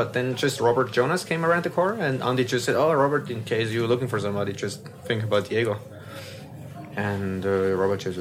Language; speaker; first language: English; non-native, fluent; French